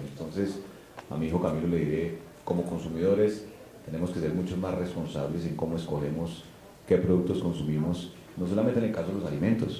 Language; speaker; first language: Spanish; native; Spanish